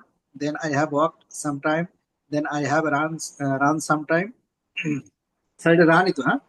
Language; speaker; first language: English; non-native, learner; Bangla